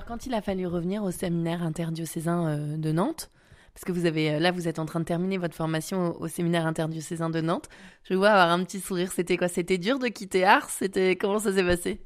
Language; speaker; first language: French; native; French